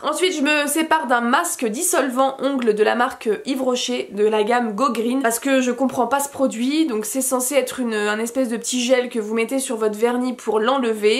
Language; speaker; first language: French; native; French